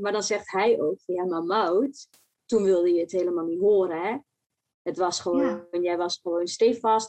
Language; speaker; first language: Dutch; native; Dutch